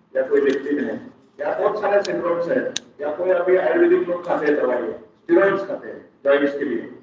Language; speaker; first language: Hindi; non-native, local second language; Marathi